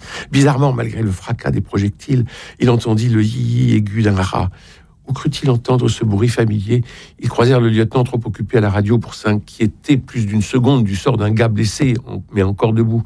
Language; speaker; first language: French; native; French